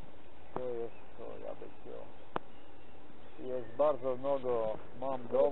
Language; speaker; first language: Polish; non-native, learner; Ukrainian